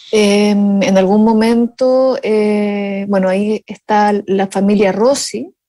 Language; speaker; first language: Spanish; native; Spanish